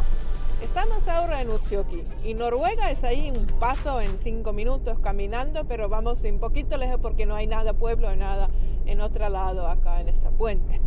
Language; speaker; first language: Spanish; non-native, learner; Finnish